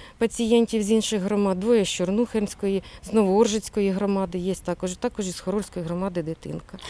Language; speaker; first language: Ukrainian; native; Ukrainian